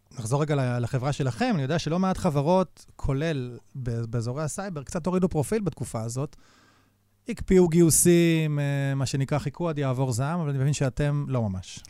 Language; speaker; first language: Hebrew; native; Hebrew